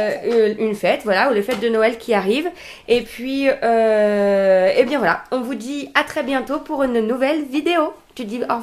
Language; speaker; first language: French; native; French